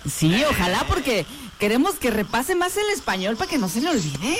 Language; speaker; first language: Spanish; native; Spanish